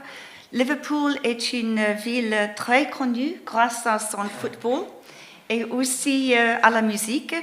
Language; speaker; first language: French; non-native, fluent; English